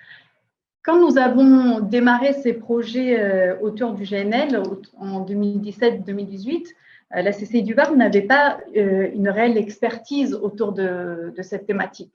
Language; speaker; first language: French; native; French